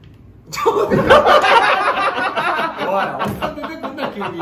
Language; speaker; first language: Japanese; native; Japanese